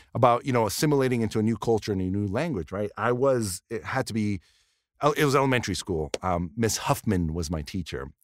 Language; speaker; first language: English; early bilingual, other home language; Spanish